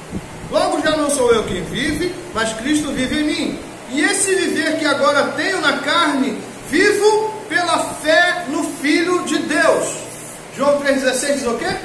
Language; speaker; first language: Portuguese; native; Portuguese